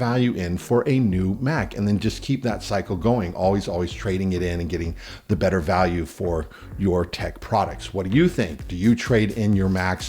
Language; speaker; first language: English; native; English